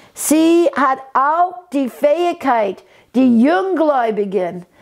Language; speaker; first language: German; non-native, fluent; English